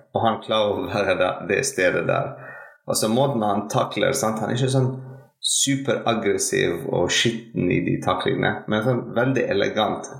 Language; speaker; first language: Norwegian; non-native, fluent; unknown